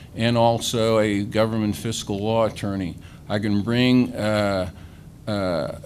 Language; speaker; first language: English; native; English